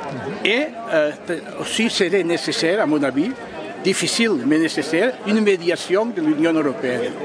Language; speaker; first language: French; non-native, fluent; Catalan